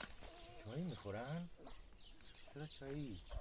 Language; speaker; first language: Persian; native; Persian